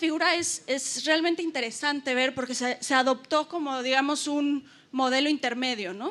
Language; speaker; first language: Spanish; native; Spanish